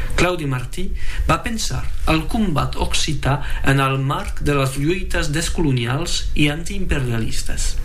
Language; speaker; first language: Catalan; non-native, fluent; French